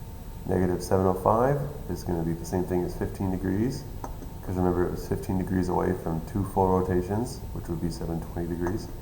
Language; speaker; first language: English; native; English